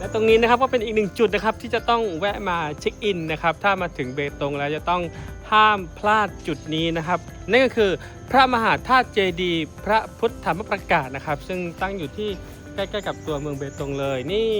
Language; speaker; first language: Thai; native; Thai